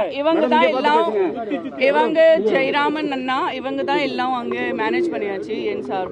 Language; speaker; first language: Tamil; non-native, local second language; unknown